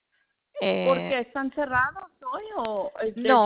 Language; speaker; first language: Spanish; early bilingual, heritage; Spanish